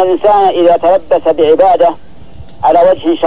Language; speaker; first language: Arabic; native; Arabic